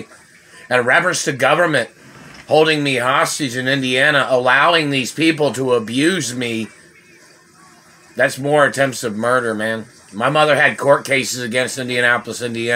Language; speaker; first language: English; native; English